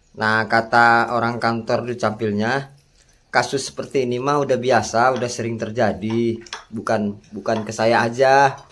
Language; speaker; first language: Indonesian; non-native, local second language; Minangkabau